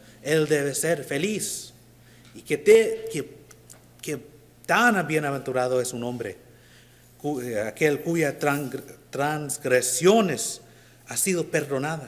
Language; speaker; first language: Spanish; non-native, learner; English